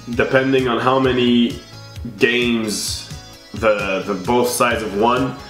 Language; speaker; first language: English; native; English